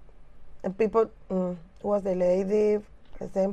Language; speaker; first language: English; non-native, learner; Spanish